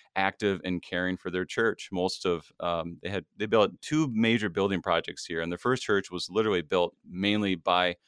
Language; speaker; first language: English; native; English